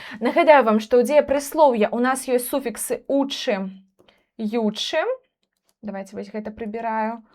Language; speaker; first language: Belarusian; non-native, local second language; Russian